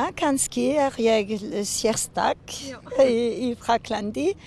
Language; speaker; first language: Icelandic; non-native, learner; French